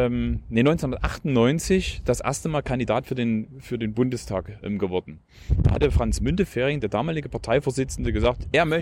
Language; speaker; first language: German; native; German